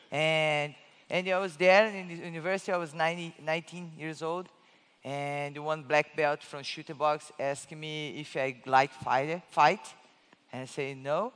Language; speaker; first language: English; non-native, learner; Portuguese